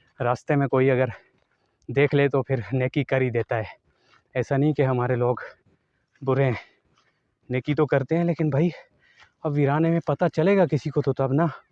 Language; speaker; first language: Urdu; non-native, local second language; Northern Hindko